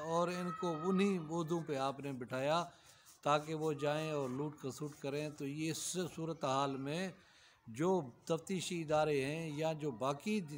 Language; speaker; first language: Urdu; native; Urdu